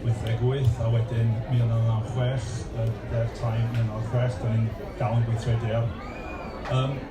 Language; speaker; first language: Welsh; non-native, local second language; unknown